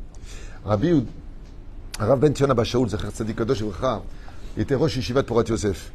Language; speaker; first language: French; native; French